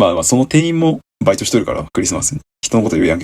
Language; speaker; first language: Japanese; native; Japanese